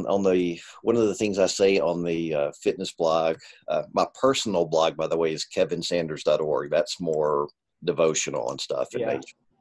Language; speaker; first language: English; native; English